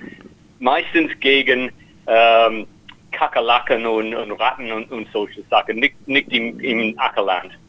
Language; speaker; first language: German; non-native, learner; English